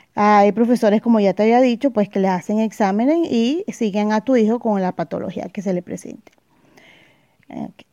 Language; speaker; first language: Spanish; native; Spanish